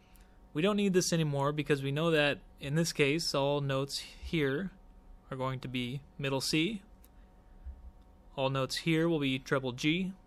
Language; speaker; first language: English; native; English